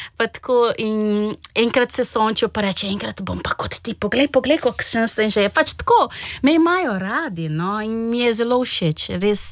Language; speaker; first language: Slovenian; non-native, fluent; Portuguese